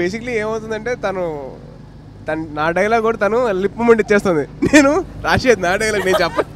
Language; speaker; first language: Telugu; native; Telugu